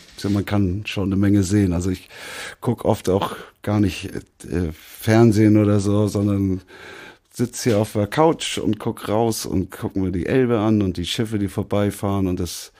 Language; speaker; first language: German; native; German